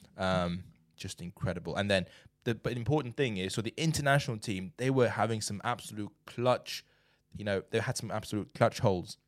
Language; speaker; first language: English; non-native, fluent; Chinese